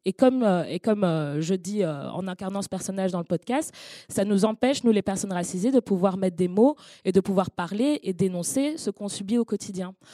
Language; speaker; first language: French; native; French